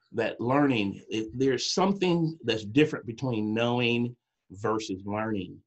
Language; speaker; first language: English; native; English